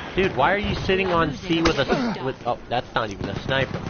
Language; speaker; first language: English; native; English